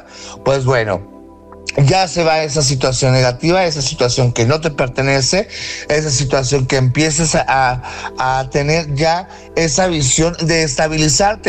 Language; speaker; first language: Spanish; native; Spanish